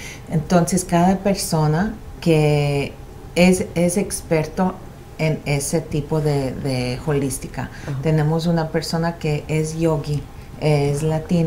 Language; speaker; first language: Spanish; early bilingual, heritage; Spanish